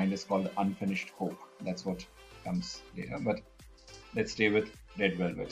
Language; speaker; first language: English; non-native, local second language; Malayalam